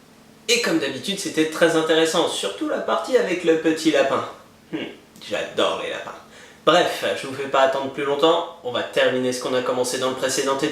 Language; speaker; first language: French; native; French